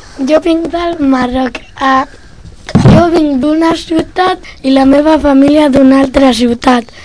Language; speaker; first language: Catalan; early bilingual, other home language; Arabic